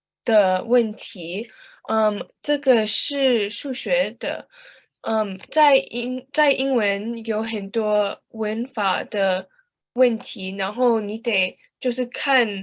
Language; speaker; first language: Chinese; early bilingual, heritage; Chinese